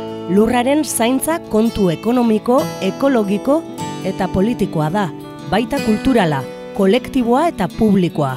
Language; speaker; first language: Basque; native; Basque